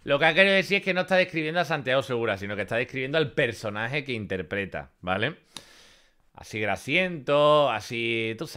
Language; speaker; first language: Spanish; native; Spanish